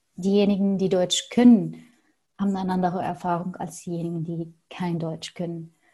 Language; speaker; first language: German; non-native, fluent; Arabic